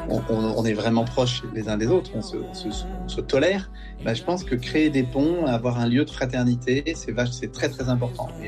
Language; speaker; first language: French; native; French